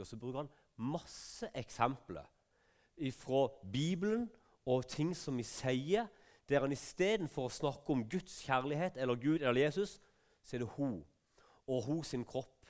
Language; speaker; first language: Norwegian; native; Norwegian